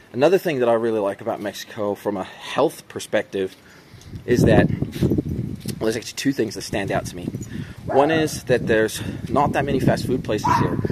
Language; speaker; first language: English; native; English